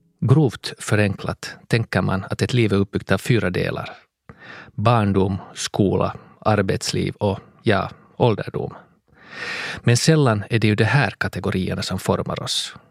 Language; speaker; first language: Swedish; native; Swedish